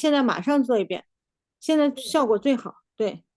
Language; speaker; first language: Chinese; native; Chinese